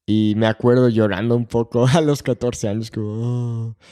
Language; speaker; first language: Spanish; non-native, fluent; English